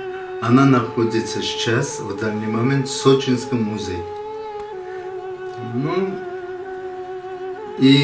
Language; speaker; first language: Russian; non-native, local second language; Armenian